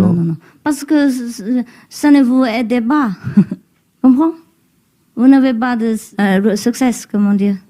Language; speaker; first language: French; non-native, learner; Chinese